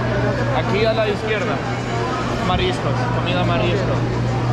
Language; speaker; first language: Spanish; non-native, fluent; Danish